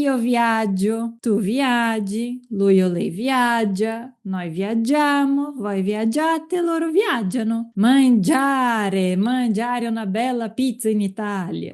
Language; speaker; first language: Italian; non-native, fluent; Portuguese